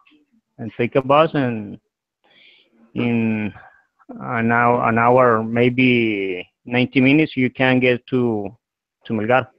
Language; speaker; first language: English; non-native, learner; Spanish